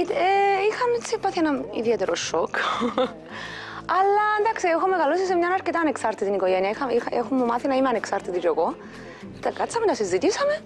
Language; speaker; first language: Greek; native; Greek